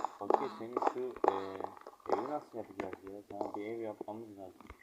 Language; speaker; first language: Turkish; native; Turkish